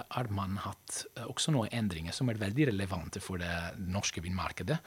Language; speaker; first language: Norwegian; non-native, fluent; Italian